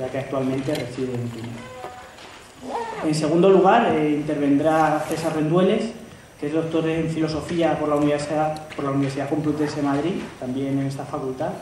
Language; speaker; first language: Spanish; native; Spanish